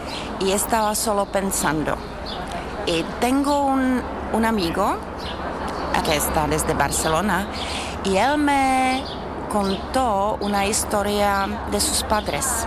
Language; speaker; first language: Spanish; non-native, fluent; Czech